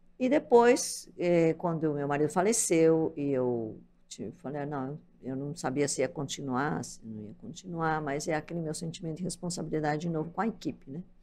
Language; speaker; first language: Portuguese; early bilingual, other home language; Japanese